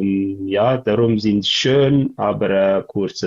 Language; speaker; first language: German; non-native, learner; Tigrinya